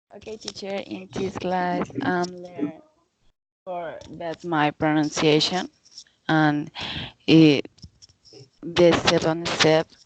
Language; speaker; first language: English; non-native, learner; Spanish